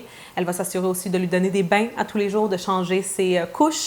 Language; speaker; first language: French; native; French